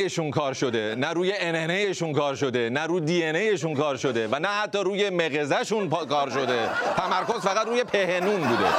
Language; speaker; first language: Persian; native; Persian